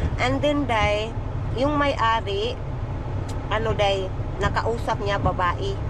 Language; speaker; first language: Filipino; non-native, local second language; Cebuano